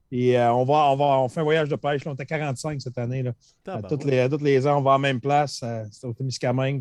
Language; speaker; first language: French; native; French